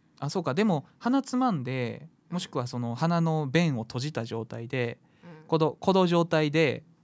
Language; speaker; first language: Japanese; native; Japanese